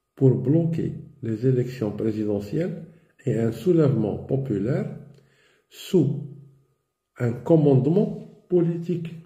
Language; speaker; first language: French; non-native, local second language; Arabic